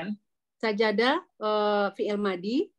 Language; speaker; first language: Arabic; non-native, learner; Indonesian